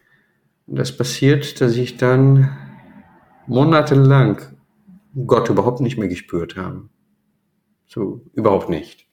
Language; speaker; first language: German; non-native, fluent; Portuguese